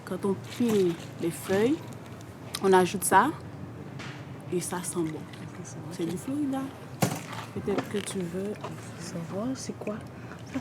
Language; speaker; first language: French; non-native, local second language; Haitian Creole